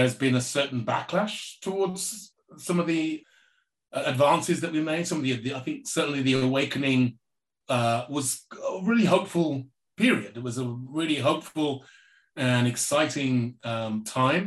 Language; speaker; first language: English; native; English